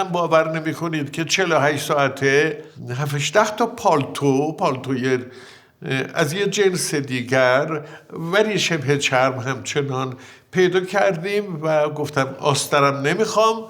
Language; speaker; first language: Persian; native; Persian